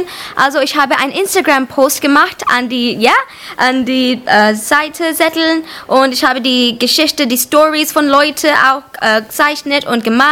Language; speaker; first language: German; non-native, learner; Bangla